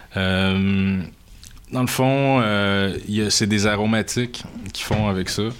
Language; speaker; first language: French; native; French